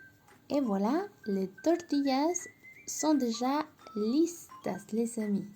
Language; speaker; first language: French; non-native, fluent; Spanish